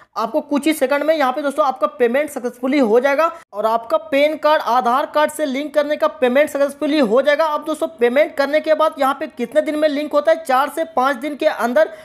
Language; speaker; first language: Hindi; native; Hindi